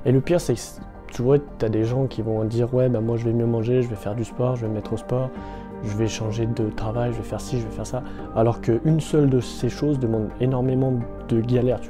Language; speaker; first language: French; native; French